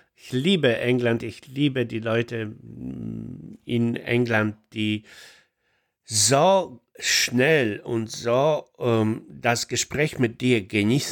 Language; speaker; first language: German; non-native, fluent; Polish